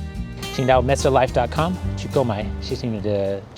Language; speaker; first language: Chinese; non-native, fluent; English